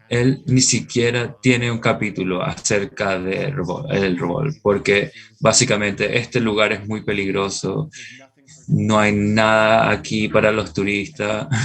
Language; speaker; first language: Spanish; non-native, fluent; English